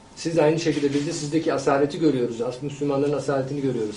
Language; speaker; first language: Turkish; native; Turkish